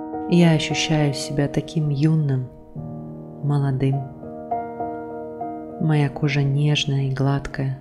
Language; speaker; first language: Russian; native; Russian